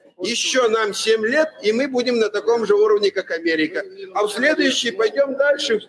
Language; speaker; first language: Russian; native; Russian